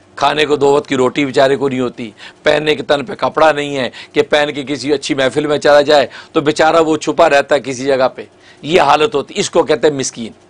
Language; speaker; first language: Hindi; non-native, local second language; Kashmiri